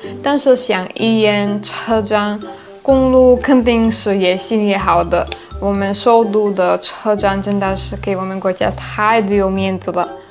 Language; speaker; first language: Chinese; non-native, fluent; Slovak